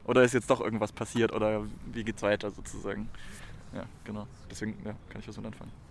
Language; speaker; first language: German; native; German